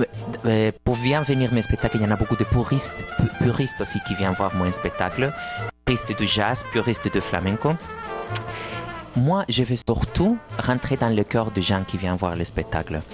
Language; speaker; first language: French; non-native, fluent; Spanish